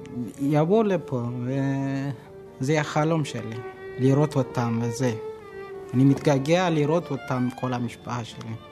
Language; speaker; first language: Hebrew; non-native, learner; Amharic